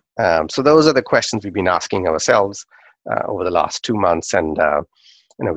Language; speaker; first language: English; non-native, local second language; Urdu